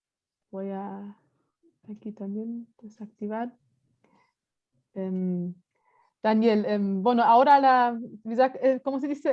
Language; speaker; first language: Spanish; non-native, fluent; German